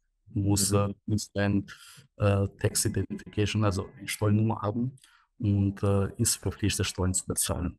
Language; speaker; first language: German; non-native, fluent; Albanian